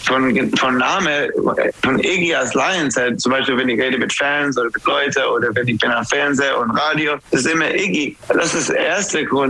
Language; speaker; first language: German; non-native, fluent; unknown